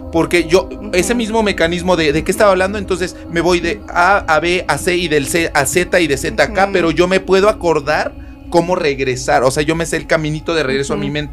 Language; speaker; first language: Spanish; native; Spanish